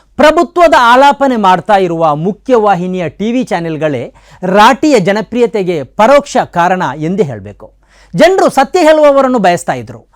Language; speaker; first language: Kannada; native; Kannada